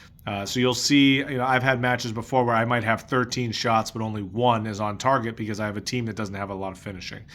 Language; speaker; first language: English; native; English